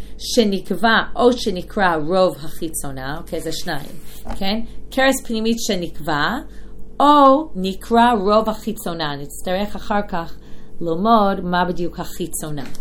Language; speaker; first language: Hebrew; non-native, fluent; English